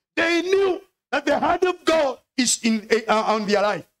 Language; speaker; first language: English; non-native, local second language; Swahili